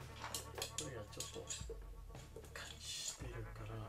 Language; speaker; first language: Japanese; non-native, learner; English